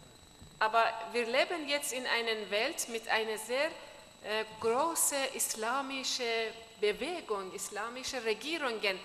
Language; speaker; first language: German; non-native, fluent; Persian